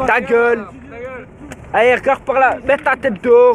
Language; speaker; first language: French; native; French